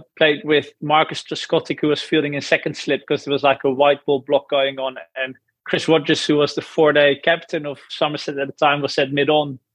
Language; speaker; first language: English; non-native, fluent; Dutch